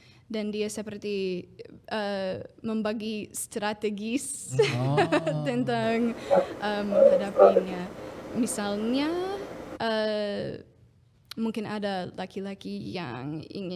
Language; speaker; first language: Indonesian; non-native, fluent; English